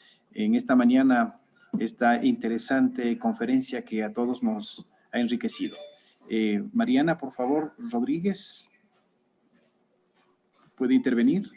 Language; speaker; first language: Spanish; native; Spanish